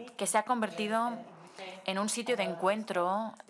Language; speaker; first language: Spanish; non-native, fluent; Slovenian